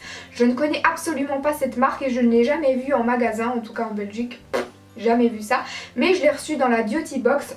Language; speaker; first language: French; native; French